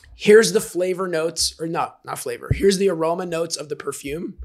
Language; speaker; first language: English; native; English